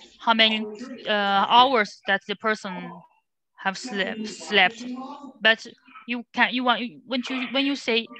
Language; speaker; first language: English; non-native, learner; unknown